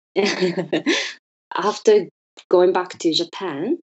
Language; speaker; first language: English; non-native, learner; Japanese